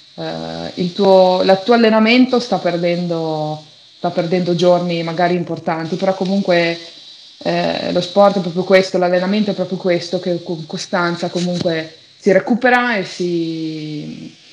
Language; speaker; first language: Italian; native; Italian